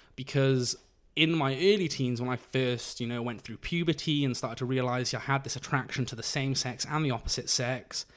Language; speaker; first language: English; native; English